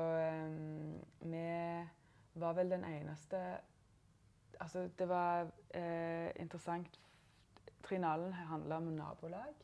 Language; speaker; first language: Norwegian; native; Norwegian